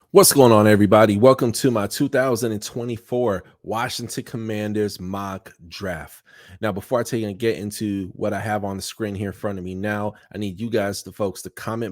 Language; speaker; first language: English; native; English